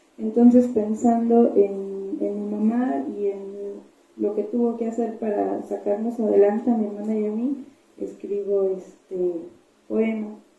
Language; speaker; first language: Spanish; non-native, local second language; Zapotec